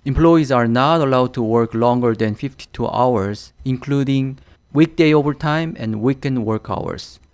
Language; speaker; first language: English; non-native, fluent; Korean